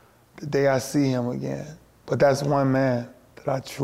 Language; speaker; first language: English; native; English